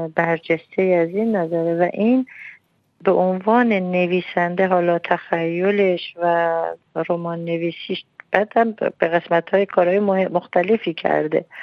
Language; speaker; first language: Persian; non-native, local second language; Armenian